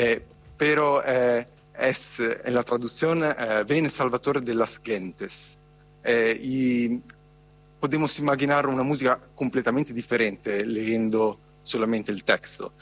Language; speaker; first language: Spanish; non-native, fluent; Italian